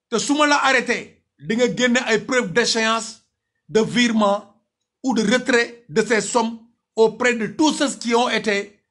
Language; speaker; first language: French; non-native, local second language; Wolof